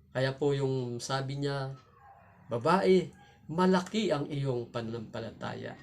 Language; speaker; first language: Filipino; non-native, local second language; Cebuano